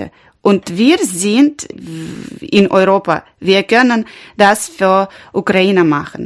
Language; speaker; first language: German; non-native, learner; Ukrainian